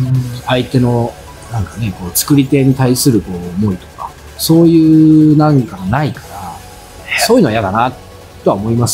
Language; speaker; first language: Japanese; native; Japanese